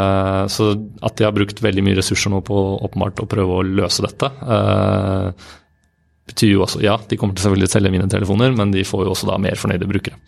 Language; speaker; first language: Norwegian; native; Norwegian